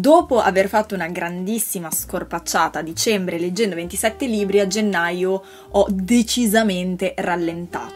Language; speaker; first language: Italian; native; Italian